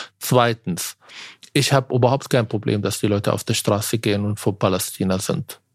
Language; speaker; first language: German; non-native, fluent; Arabic